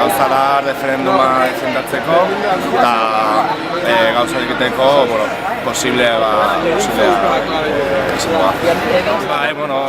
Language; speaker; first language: Basque; non-native, learner; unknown